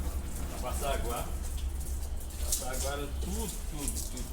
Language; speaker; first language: Portuguese; non-native, learner; Haitian Creole